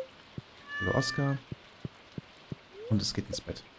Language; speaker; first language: German; native; German